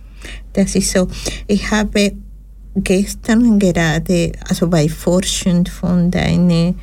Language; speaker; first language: German; non-native, fluent; Spanish